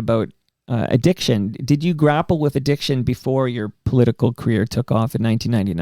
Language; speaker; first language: English; native; English